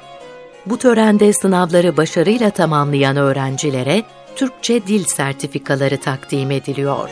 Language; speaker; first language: Turkish; native; Turkish